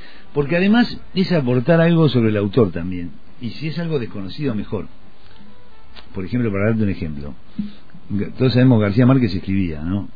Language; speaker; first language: Spanish; native; Spanish